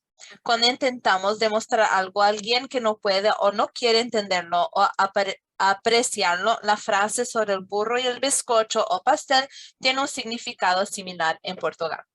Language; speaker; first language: Spanish; non-native, fluent; English